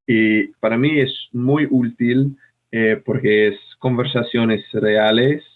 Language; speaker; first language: Spanish; non-native, fluent; English